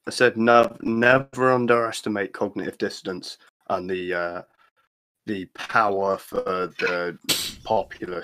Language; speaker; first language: English; native; English